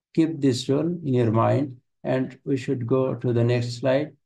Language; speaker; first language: English; non-native, local second language; Bangla